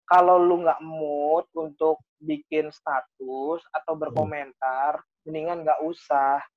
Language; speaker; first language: Indonesian; native; Indonesian